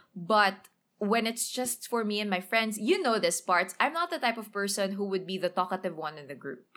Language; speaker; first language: English; non-native, local second language; Filipino